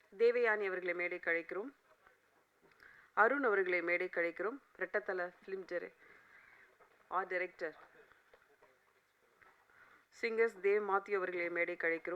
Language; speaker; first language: Tamil; native; Tamil